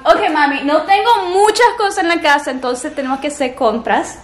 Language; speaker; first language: Spanish; early bilingual, heritage; Spanish